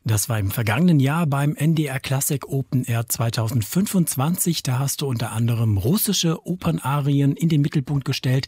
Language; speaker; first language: German; native; German